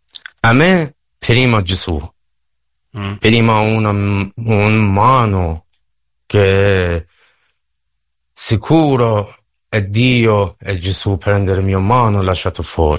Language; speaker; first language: Italian; non-native, learner; Persian